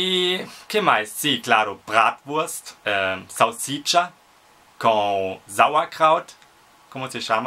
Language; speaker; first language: Portuguese; non-native, fluent; German